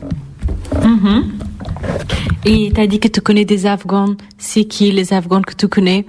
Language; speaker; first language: French; non-native, fluent; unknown